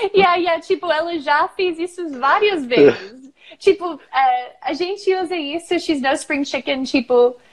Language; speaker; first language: Portuguese; non-native, fluent; English